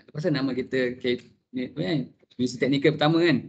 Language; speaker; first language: Malay; native; Malay